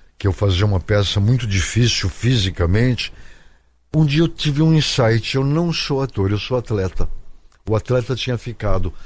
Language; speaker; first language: Portuguese; native; Portuguese